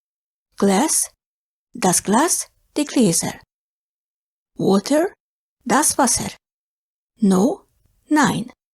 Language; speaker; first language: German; non-native, fluent; Hungarian